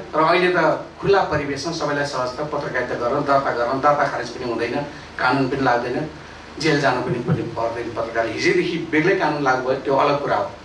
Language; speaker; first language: Nepali; native; Nepali